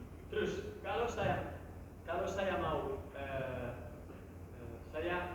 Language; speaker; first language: Indonesian; non-native, learner; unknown